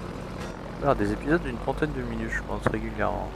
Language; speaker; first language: French; native; French